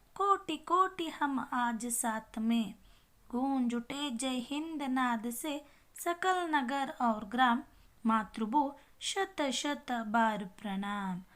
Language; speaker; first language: Hindi; non-native, local second language; Kannada